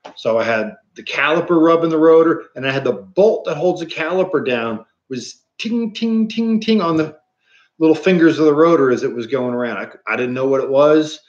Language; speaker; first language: English; native; English